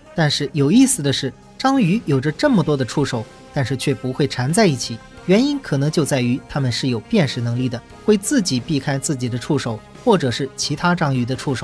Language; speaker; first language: Chinese; native; Chinese